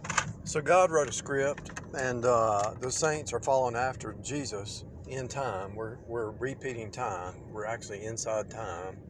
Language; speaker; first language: English; native; English